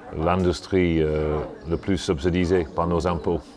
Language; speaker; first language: French; non-native, fluent; English